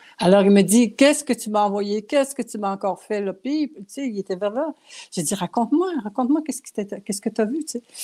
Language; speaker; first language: French; non-native, local second language; Cree